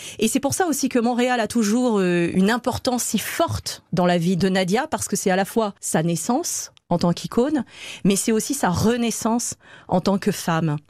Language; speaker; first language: French; native; French